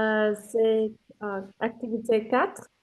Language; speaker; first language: French; non-native, learner; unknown